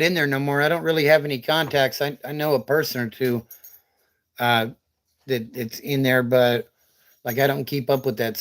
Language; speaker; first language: English; native; English